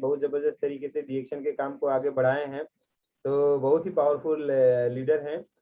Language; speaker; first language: Hindi; native; Hindi